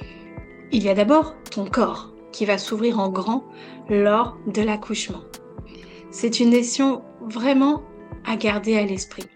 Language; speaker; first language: French; native; French